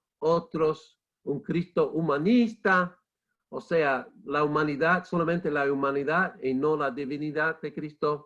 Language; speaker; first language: Spanish; non-native, fluent; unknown